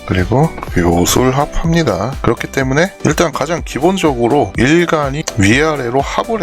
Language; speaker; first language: Korean; native; Korean